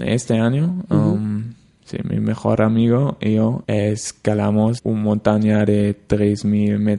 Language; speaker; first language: Spanish; non-native, learner; German